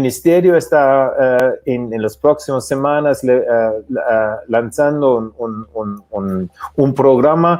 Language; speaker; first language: Spanish; non-native, fluent; German